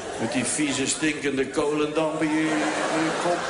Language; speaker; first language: Dutch; native; Dutch